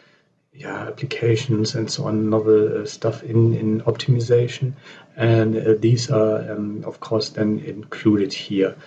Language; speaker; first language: English; non-native, fluent; German